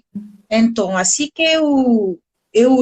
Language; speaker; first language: Portuguese; non-native, learner; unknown